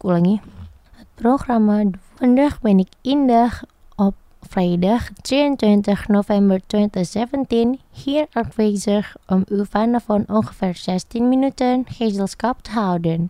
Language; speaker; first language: Dutch; non-native, fluent; Indonesian